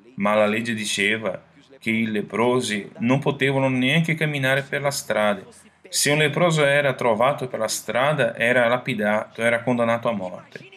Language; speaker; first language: Italian; non-native, fluent; Portuguese